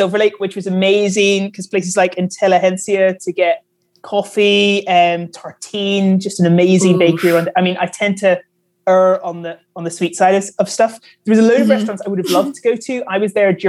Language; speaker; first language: English; native; English